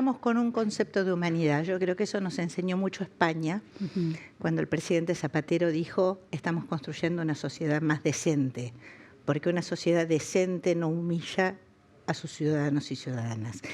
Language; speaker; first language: Spanish; native; Spanish